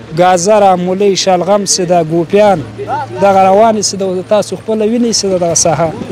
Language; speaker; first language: Pashto; native; Pashto